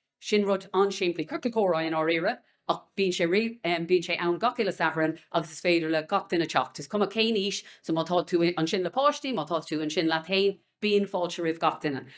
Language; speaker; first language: Irish; non-native, local second language; English